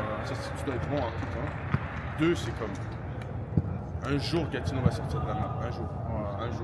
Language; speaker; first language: French; native; French